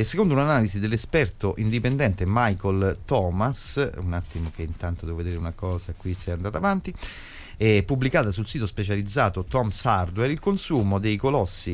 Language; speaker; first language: Italian; native; Italian